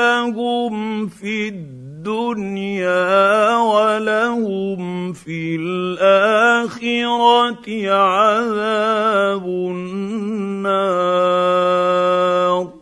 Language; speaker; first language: Arabic; native; Arabic